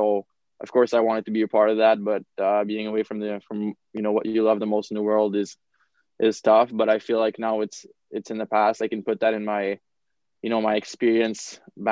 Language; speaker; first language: English; native; English